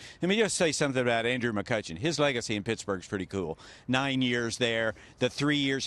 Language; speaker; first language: English; native; English